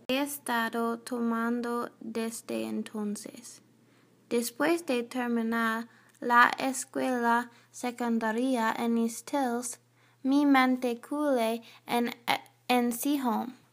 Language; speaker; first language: Spanish; non-native, learner; English